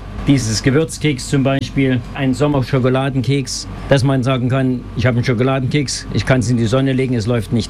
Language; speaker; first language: German; native; German